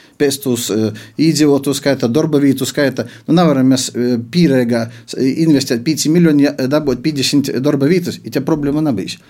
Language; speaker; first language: Latvian; non-native, local second language; Russian